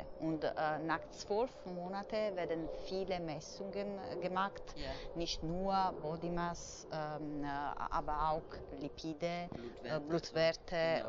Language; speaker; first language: German; non-native, fluent; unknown